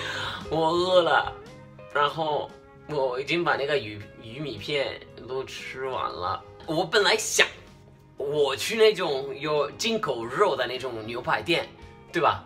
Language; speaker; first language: Chinese; non-native, fluent; Spanish